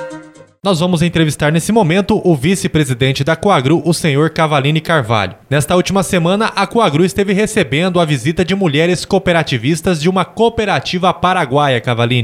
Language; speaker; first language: Portuguese; native; Portuguese